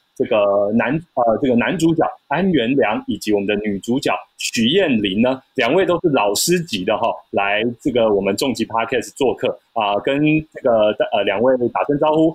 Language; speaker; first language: Chinese; native; Chinese